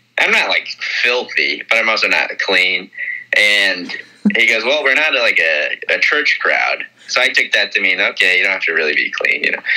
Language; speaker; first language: English; native; English